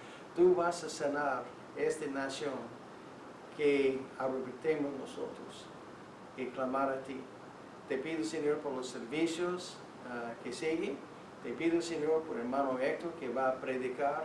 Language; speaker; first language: Spanish; non-native, fluent; English